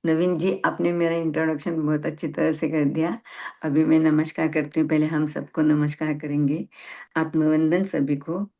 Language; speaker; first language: Hindi; non-native, local second language; Marathi